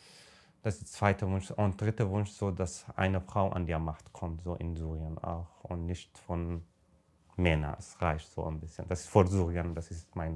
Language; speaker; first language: German; non-native, fluent; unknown